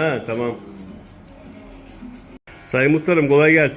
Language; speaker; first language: Turkish; native; Turkish